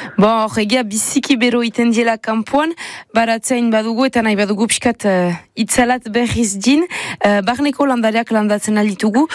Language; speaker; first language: Basque; native; Basque